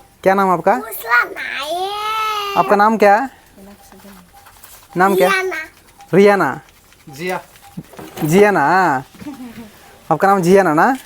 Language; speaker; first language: Hindi; non-native, local second language; Kannada